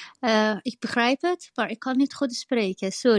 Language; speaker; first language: Dutch; non-native, learner; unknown